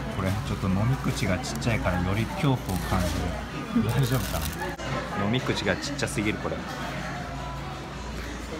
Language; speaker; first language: Japanese; native; Japanese